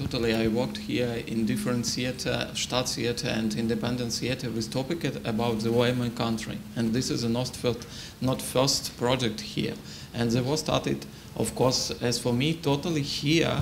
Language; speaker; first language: English; non-native, learner; Ukrainian